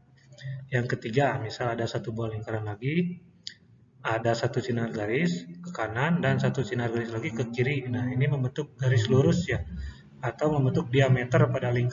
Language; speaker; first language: Indonesian; native; Indonesian